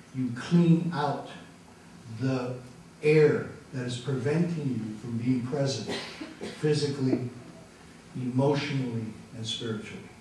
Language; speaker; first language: English; native; English